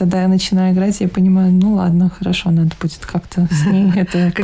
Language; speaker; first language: Russian; native; Russian